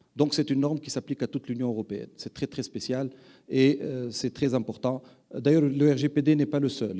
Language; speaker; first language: French; non-native, local second language; Arabic